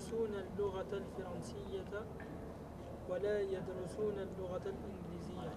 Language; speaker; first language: Arabic; non-native, learner; French